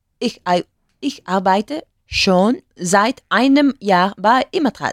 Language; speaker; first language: German; non-native, learner; Spanish